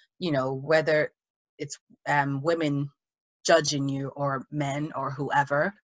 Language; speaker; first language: English; early bilingual, other home language; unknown